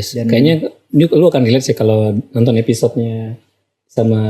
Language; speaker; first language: Indonesian; native; Indonesian